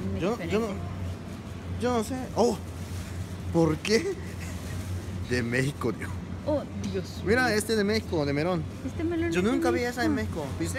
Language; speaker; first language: Spanish; non-native, learner; Japanese